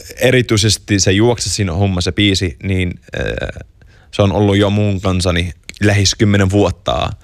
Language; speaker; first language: Finnish; non-native, fluent; Arabic